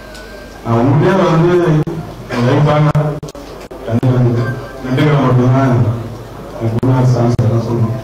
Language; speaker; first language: Tamil; native; Tamil